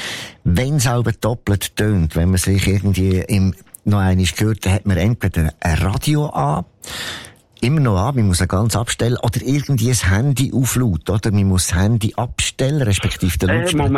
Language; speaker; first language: German; native; German